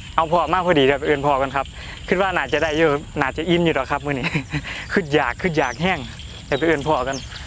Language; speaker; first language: Thai; native; Thai